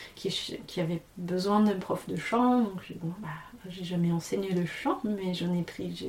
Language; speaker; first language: French; non-native, fluent; English